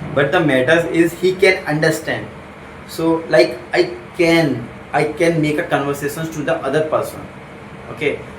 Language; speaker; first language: English; non-native, local second language; Hindi